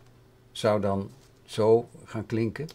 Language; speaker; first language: Dutch; native; Dutch